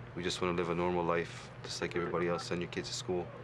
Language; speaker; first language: English; native; English